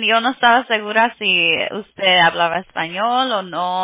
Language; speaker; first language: Spanish; early bilingual, heritage; Spanish